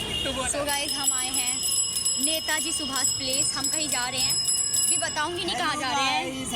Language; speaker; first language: Hindi; native; Hindi